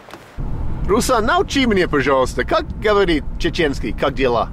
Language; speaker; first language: Russian; non-native, learner; English